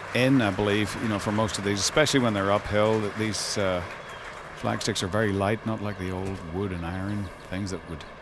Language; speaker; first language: English; native; English